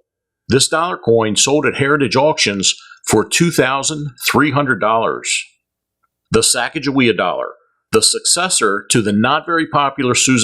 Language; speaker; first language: English; native; English